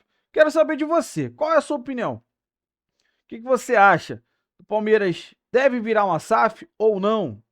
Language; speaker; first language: Portuguese; native; Portuguese